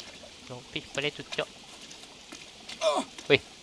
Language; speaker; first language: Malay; non-native, local second language; Chinese